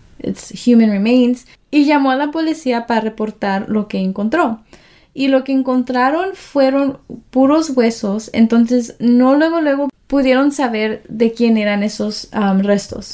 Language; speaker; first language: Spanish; early bilingual, heritage; Spanish